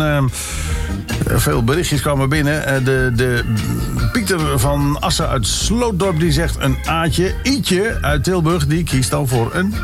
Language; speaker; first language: Dutch; native; Dutch